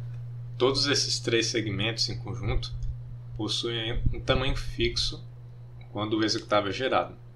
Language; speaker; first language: Portuguese; native; Portuguese